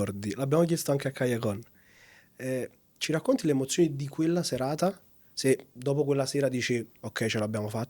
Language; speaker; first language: Italian; native; Italian